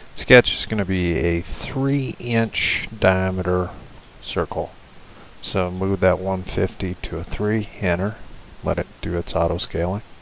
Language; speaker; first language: English; native; English